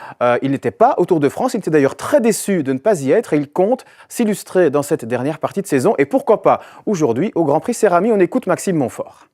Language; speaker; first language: French; native; French